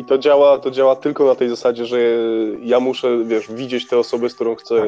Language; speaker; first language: Polish; native; Polish